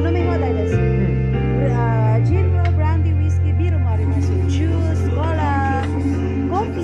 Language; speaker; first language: Japanese; non-native, fluent; Filipino